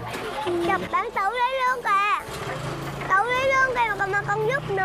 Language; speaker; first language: Vietnamese; native; Vietnamese